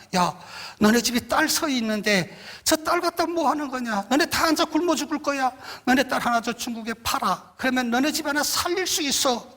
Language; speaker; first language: Korean; native; Korean